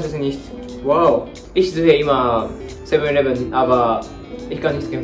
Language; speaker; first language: German; non-native, learner; Japanese